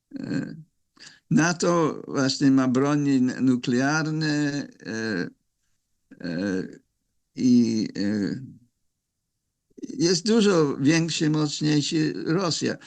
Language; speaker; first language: Polish; non-native, fluent; English